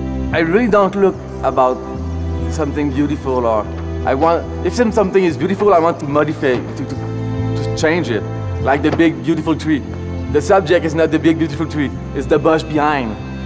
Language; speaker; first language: English; non-native, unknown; French